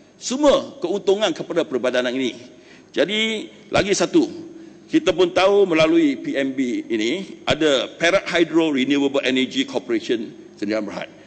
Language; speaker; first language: Malay; non-native, local second language; Chinese